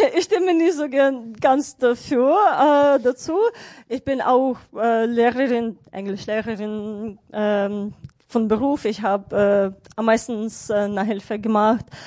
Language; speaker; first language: German; non-native, fluent; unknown